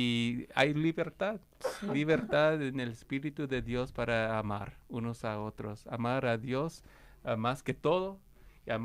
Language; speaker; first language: Spanish; non-native, fluent; English